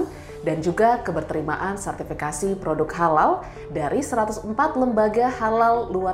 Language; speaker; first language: Indonesian; native; Indonesian